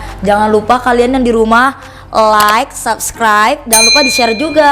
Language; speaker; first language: Indonesian; native; Indonesian